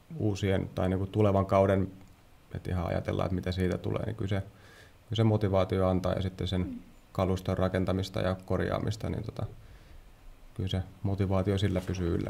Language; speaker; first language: Finnish; native; Finnish